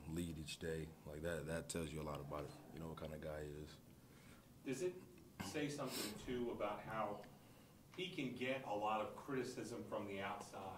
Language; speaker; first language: English; native; English